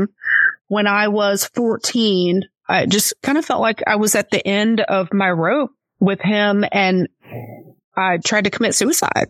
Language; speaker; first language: English; native; English